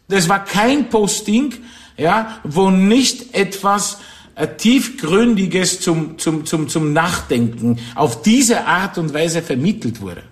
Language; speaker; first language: German; non-native, fluent; Polish